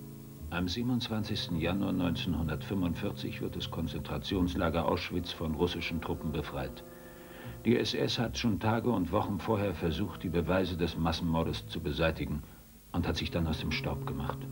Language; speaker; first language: German; native; German